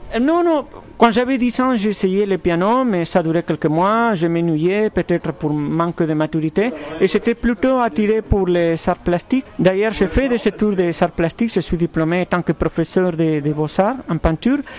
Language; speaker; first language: French; non-native, fluent; Spanish